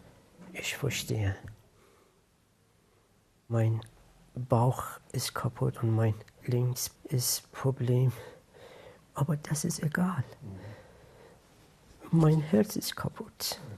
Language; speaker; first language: German; non-native, learner; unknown